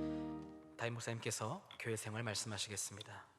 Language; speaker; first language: Korean; native; Korean